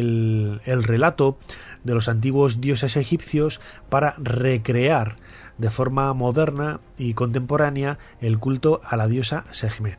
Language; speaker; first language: Spanish; native; Spanish